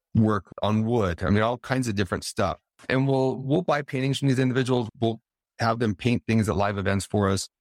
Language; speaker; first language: English; native; English